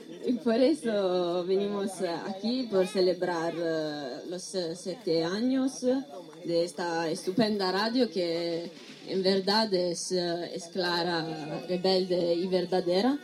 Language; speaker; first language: Spanish; non-native, learner; Italian